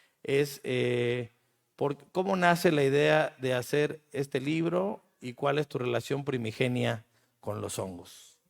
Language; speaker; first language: Spanish; native; Spanish